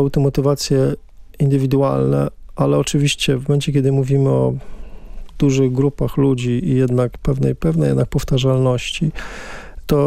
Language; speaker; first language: Polish; native; Polish